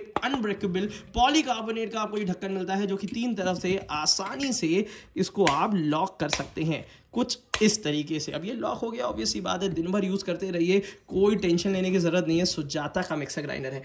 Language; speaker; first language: Hindi; native; Hindi